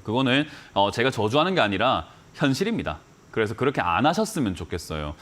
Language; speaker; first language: Korean; native; Korean